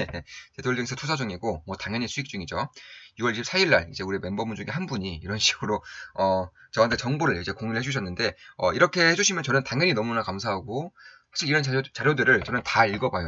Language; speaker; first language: Korean; native; Korean